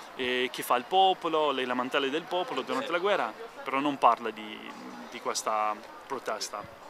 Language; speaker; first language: Italian; non-native, fluent; English